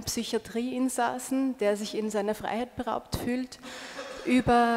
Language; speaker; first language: German; native; German